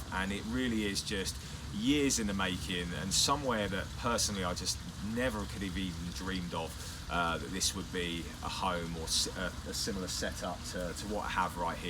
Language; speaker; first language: English; native; English